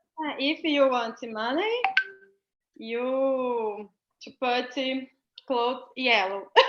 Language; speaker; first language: English; non-native, learner; Portuguese